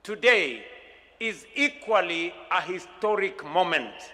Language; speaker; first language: English; non-native, local second language; Kalenjin